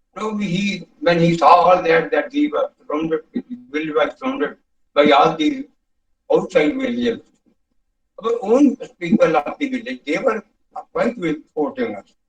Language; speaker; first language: English; non-native, local second language; Punjabi